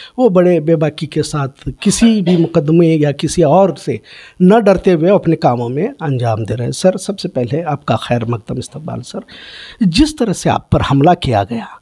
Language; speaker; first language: Hindi; non-native, local second language; Urdu